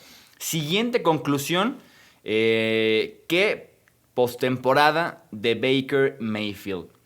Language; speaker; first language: Spanish; native; Spanish